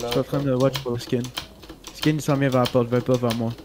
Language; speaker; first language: French; native; French